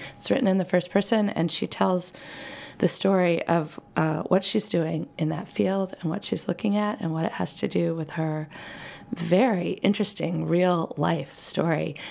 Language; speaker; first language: English; native; English